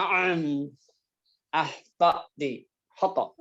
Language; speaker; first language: Arabic; non-native, learner; Indonesian